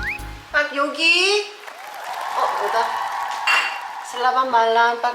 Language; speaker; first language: Indonesian; non-native, learner; Korean